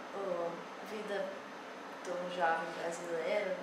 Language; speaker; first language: Portuguese; early bilingual, heritage; English